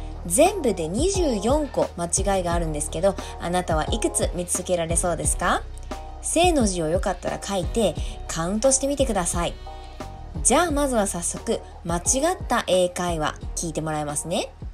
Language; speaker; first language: Japanese; native; Japanese